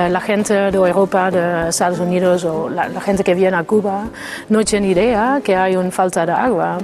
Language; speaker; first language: Spanish; non-native, fluent; Dutch